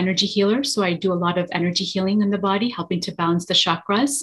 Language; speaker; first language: English; native; English